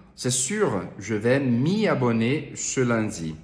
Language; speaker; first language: French; non-native, fluent; Portuguese